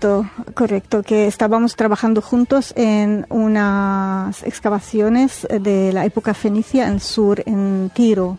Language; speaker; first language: Spanish; non-native, fluent; Arabic